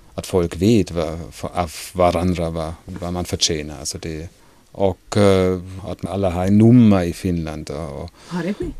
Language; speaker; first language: Swedish; non-native, fluent; German